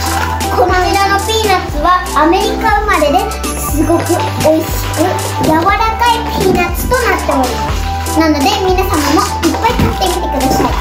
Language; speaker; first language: Japanese; native; Japanese